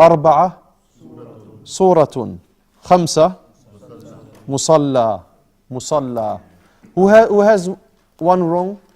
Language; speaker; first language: Arabic; non-native, fluent; English